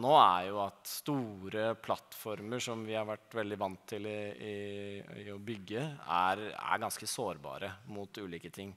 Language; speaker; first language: Norwegian; native; Norwegian